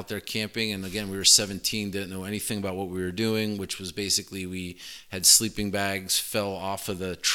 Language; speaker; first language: English; native; English